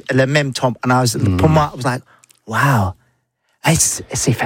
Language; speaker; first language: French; non-native, learner; English